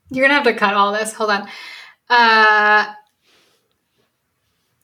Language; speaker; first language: English; native; English